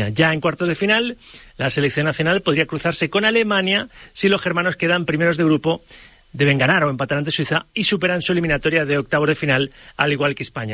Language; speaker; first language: Spanish; native; Spanish